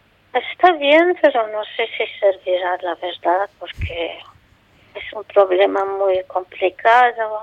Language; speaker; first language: Spanish; non-native, fluent; Arabic